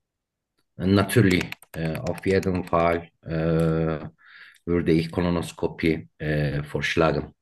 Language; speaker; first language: German; non-native, learner; Turkish